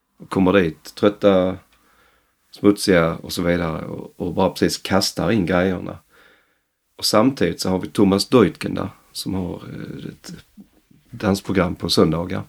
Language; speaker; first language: Swedish; native; Swedish